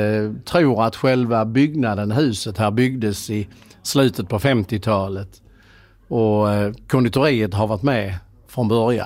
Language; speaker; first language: Swedish; native; Swedish